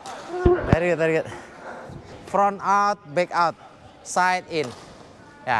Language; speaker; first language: English; non-native, fluent; Indonesian